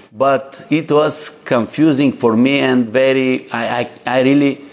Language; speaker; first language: English; non-native, learner; Bulgarian